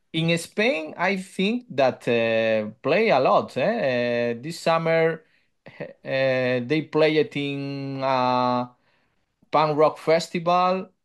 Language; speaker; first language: English; non-native, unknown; Spanish